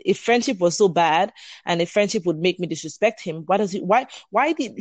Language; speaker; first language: English; non-native, local second language; Yoruba